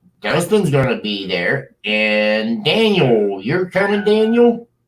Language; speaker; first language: English; native; English